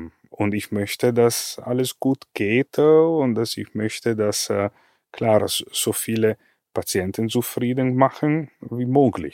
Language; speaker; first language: German; non-native, fluent; Italian